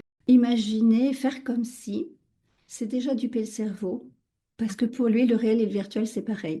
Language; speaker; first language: French; native; French